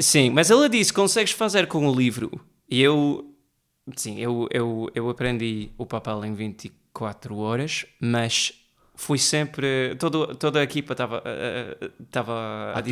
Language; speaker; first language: Portuguese; early bilingual, heritage; Portuguese